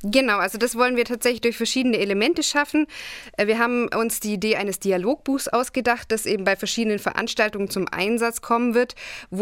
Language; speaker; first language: German; native; German